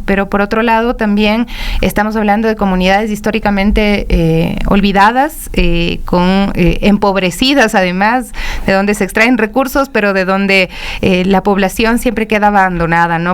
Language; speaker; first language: Spanish; native; Spanish